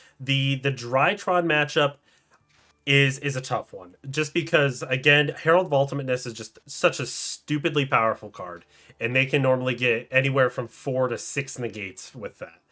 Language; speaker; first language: English; native; English